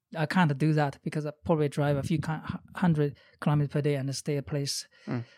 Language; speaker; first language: English; non-native, fluent; Chinese